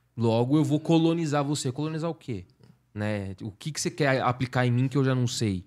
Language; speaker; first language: Portuguese; native; Portuguese